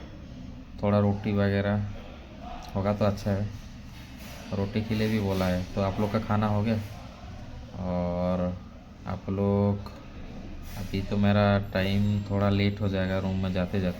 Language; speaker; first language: Hindi; non-native, local second language; Odia